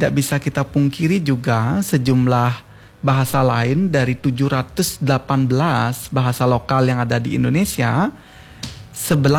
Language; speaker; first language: Indonesian; non-native, local second language; Balinese